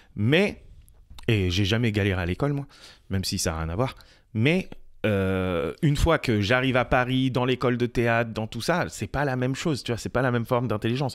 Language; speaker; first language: French; native; French